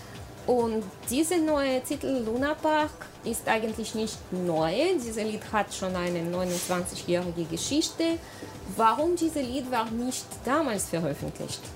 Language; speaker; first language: German; non-native, learner; Russian